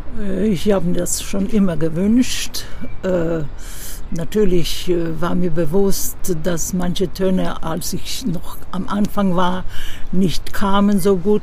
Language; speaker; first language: German; non-native, fluent; Croatian